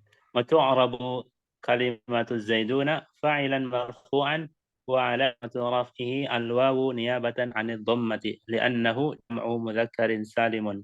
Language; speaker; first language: Arabic; non-native, learner; Indonesian